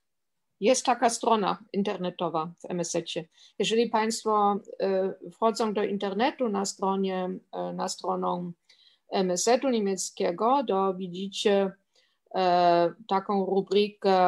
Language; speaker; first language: Polish; non-native, fluent; German